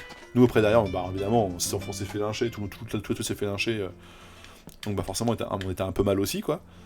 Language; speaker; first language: French; native; French